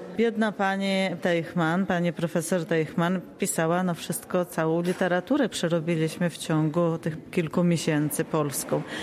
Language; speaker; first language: Polish; early bilingual, heritage; Polish